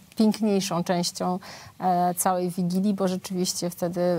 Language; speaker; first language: Polish; native; Polish